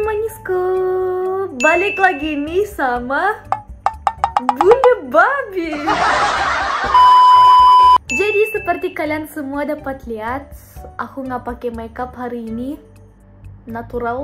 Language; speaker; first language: Indonesian; non-native, fluent; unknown